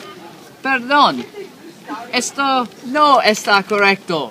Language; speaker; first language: Spanish; non-native, learner; English